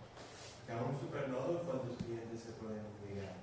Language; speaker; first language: Spanish; non-native, learner; Portuguese